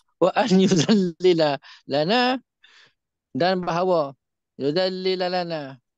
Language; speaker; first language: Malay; native; Malay